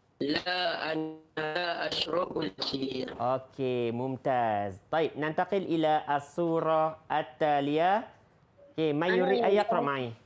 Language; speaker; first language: Arabic; non-native, fluent; Malay